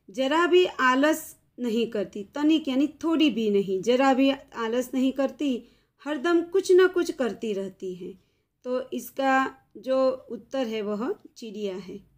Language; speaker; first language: Hindi; non-native, local second language; Gujarati